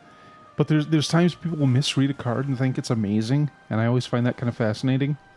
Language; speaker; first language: English; native; English